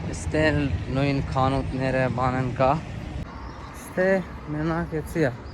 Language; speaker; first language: Armenian; non-native, learner; Hindi